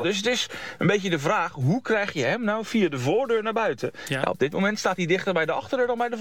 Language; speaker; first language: Dutch; native; Dutch